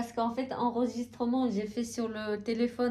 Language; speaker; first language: French; non-native, fluent; Tibetan